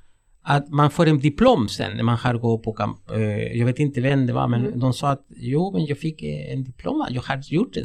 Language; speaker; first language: Swedish; non-native, fluent; Spanish